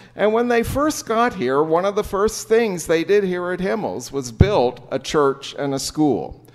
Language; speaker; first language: English; early bilingual, other home language; German